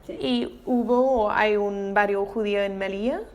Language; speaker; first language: Spanish; non-native, learner; English